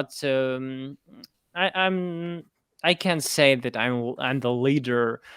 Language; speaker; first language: English; non-native, fluent; Russian